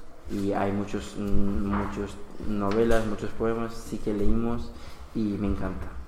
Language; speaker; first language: Spanish; non-native, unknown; Bangla